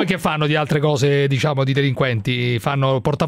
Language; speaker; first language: Italian; native; Italian